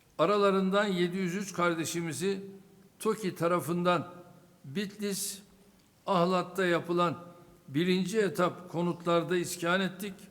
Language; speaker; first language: Turkish; native; Turkish